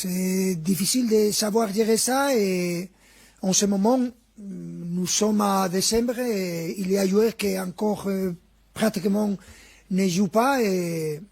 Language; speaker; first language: French; non-native, fluent; Spanish